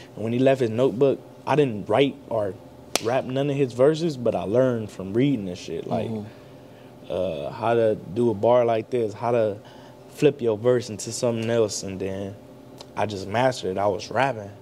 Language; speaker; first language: English; native; English